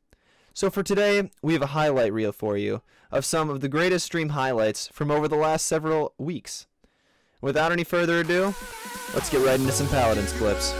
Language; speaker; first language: English; native; English